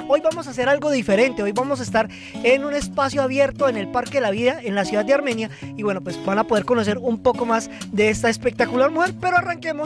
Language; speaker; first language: Spanish; native; Spanish